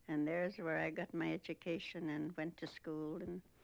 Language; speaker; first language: English; non-native, fluent; Russian